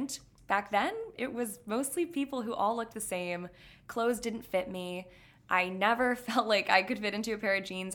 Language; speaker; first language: English; native; English